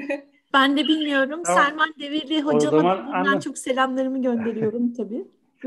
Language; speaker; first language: Turkish; native; Turkish